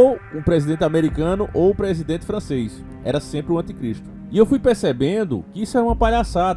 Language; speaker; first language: Portuguese; native; Portuguese